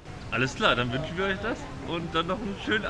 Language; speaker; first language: German; native; German